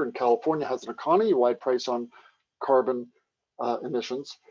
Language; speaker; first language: English; native; English